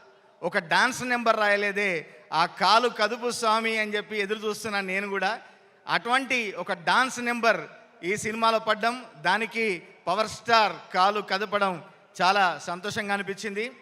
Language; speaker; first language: Telugu; native; Telugu